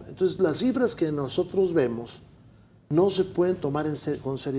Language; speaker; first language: Spanish; native; Spanish